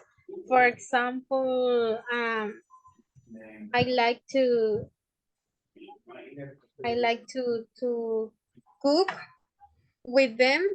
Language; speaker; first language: English; non-native, learner; Spanish